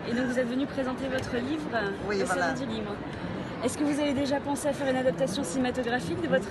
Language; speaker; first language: French; native; French